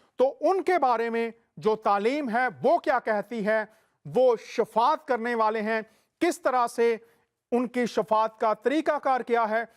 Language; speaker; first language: Urdu; native; Urdu